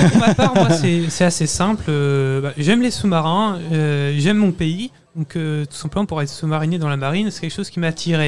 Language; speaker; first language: French; native; French